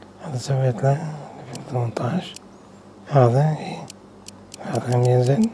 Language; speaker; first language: Arabic; native; Arabic